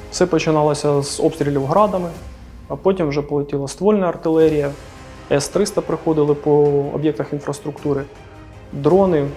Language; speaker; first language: Ukrainian; non-native, local second language; Russian